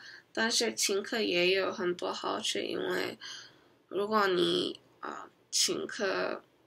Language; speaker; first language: Chinese; non-native, learner; Korean